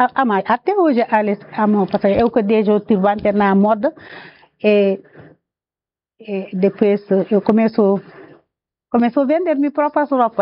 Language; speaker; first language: Portuguese; non-native, learner; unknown